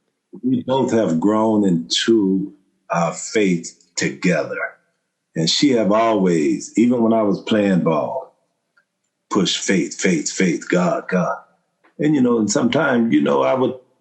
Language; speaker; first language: English; native; English